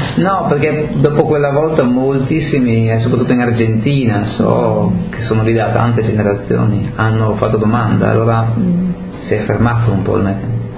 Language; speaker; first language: Italian; native; Italian